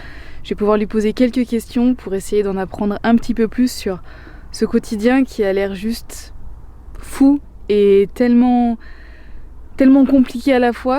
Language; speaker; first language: French; native; French